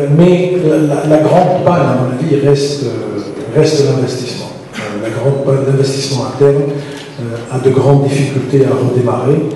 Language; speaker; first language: French; non-native, local second language; Arabic